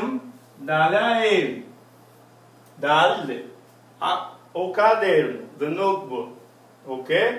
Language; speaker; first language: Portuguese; non-native, fluent; English